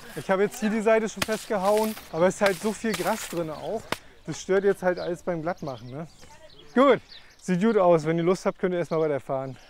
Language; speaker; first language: German; native; German